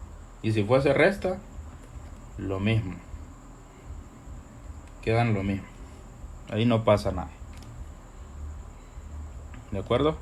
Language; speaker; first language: Spanish; native; Spanish